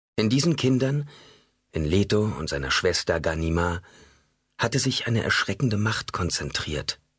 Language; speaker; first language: German; native; German